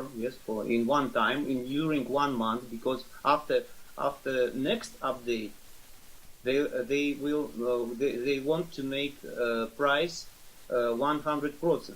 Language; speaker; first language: English; non-native, learner; Russian